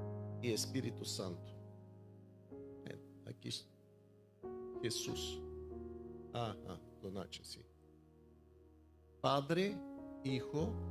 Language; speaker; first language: Spanish; non-native, fluent; Bulgarian